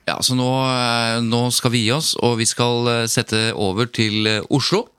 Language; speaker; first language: Norwegian; native; Norwegian